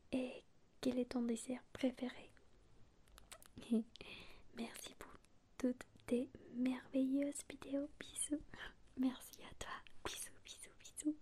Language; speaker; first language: French; non-native, learner; Spanish